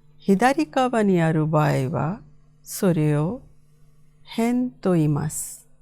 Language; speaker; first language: Japanese; non-native, fluent; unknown